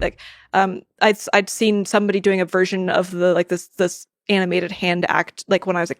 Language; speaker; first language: English; native; English